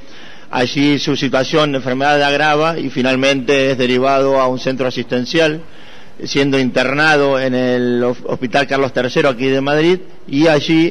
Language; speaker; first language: Spanish; native; Spanish